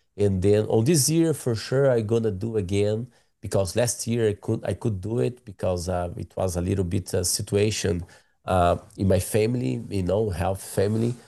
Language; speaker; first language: English; non-native, learner; Portuguese